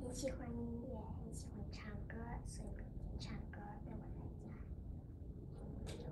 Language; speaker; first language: Chinese; early bilingual, heritage; Chinese